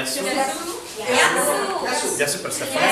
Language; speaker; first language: Greek; non-native, learner; Spanish